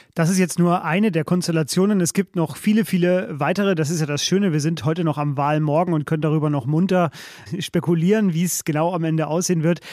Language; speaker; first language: German; native; German